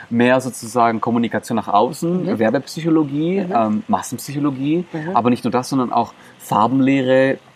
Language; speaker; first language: German; non-native, local second language; Greek